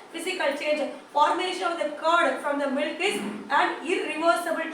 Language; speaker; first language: English; non-native, local second language; Tamil